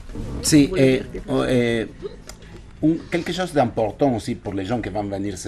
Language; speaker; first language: French; non-native, fluent; Spanish